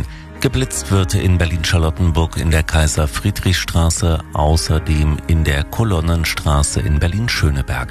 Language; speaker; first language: German; native; German